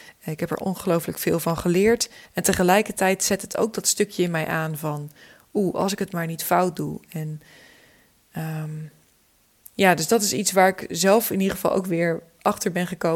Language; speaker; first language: Dutch; native; Dutch